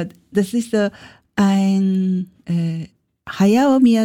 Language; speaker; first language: German; non-native, learner; Japanese